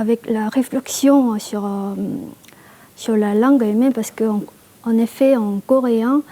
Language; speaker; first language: French; non-native, fluent; Korean